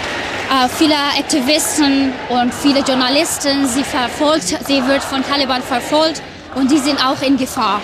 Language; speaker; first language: German; non-native, learner; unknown